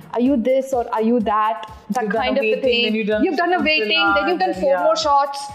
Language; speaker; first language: English; non-native, local second language; Tamil